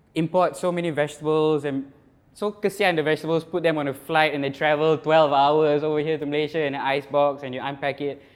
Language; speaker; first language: English; non-native, local second language; Malay